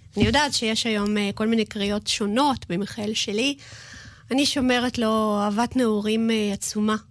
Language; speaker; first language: Hebrew; early bilingual, other home language; Russian